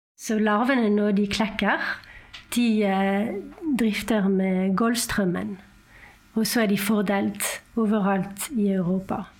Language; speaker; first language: Norwegian; non-native, fluent; French